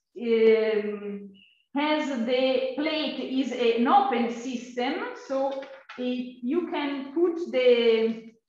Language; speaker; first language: English; non-native, fluent; Italian